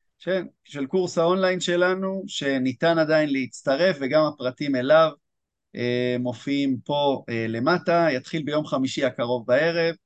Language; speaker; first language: Hebrew; native; Hebrew